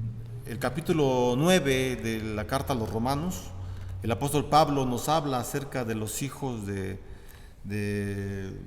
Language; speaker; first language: Spanish; native; Spanish